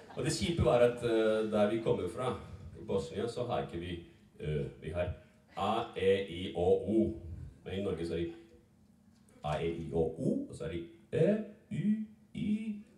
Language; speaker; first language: Norwegian; early bilingual, other home language; Serbian